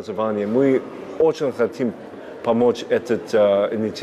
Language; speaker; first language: Russian; non-native, learner; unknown